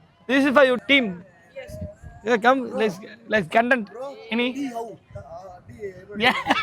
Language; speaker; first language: English; non-native, local second language; Tamil